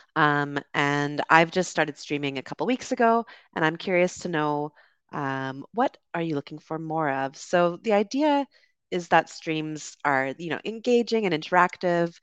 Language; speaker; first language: English; native; English